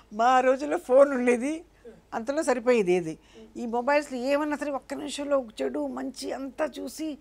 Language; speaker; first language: Telugu; non-native, local second language; Urdu